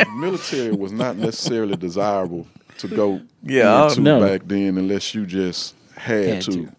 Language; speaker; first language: English; native; English